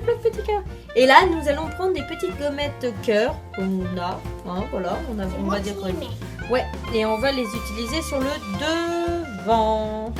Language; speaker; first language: French; native; French